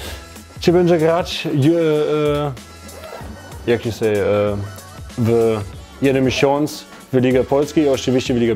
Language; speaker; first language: Polish; non-native, learner; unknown